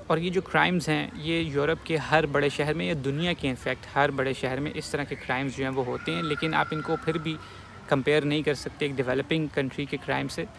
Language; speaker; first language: Urdu; native; Urdu